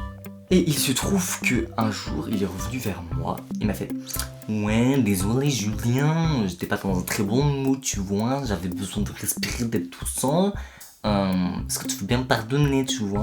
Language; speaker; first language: French; native; French